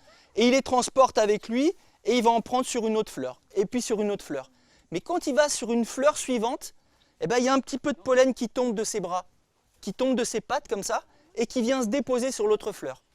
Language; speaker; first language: French; native; French